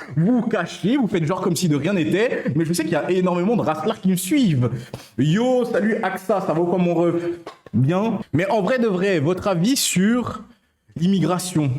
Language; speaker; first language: French; native; French